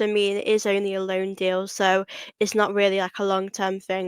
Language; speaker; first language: English; native; English